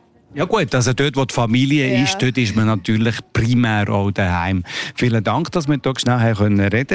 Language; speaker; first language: German; native; German